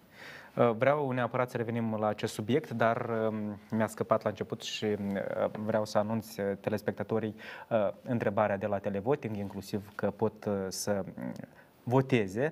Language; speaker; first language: Romanian; native; Romanian